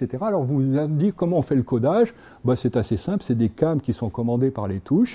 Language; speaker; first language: French; native; French